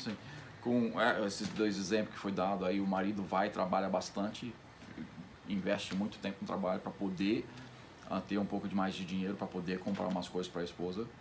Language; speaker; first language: Portuguese; non-native, fluent; English